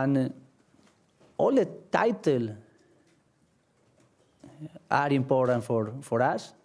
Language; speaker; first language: English; non-native, learner; Spanish